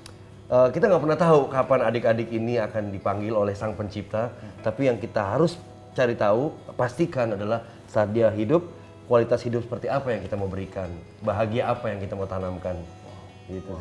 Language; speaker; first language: Indonesian; native; Indonesian